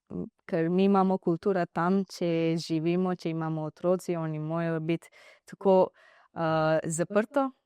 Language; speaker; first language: Slovenian; non-native, learner; Divehi